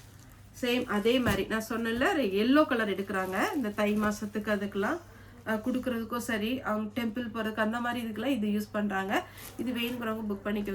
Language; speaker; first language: Tamil; native; Tamil